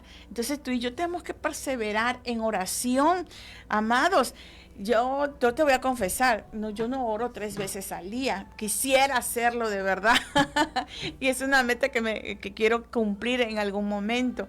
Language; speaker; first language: Spanish; native; Spanish